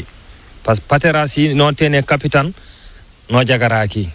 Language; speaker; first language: Spanish; non-native, learner; Fula